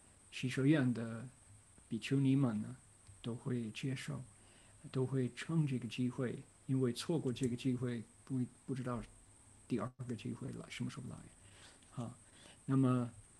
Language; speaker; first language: Chinese; non-native, fluent; English